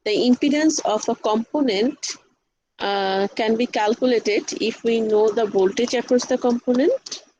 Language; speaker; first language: English; non-native, local second language; Bangla